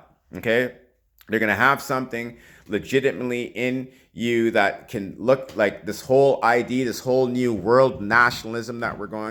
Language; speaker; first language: English; native; English